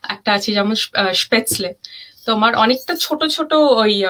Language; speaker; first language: Bangla; early bilingual, heritage; German